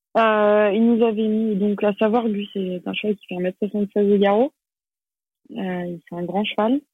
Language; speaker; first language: French; native; French